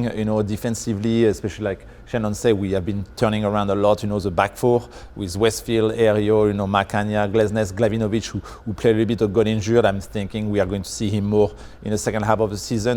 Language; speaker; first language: English; non-native, fluent; French